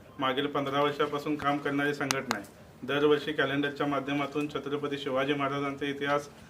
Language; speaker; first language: Marathi; native; Marathi